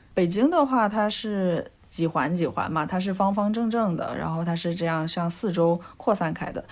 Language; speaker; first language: Chinese; native; Chinese